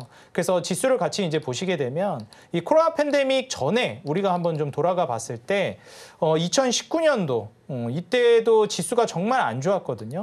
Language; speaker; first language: Korean; native; Korean